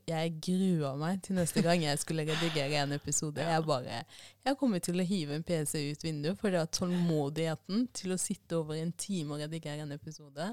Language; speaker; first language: Norwegian; early bilingual, other home language; Persian